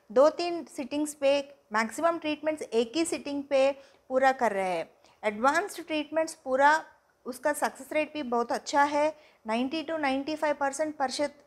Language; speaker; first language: Hindi; non-native, local second language; Telugu